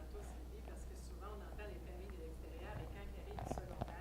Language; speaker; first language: French; native; French